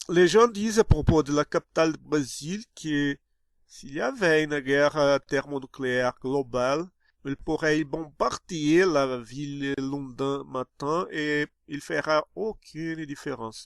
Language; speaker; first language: French; non-native, fluent; Portuguese